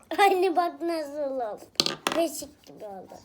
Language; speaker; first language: Turkish; early bilingual, heritage; Turkish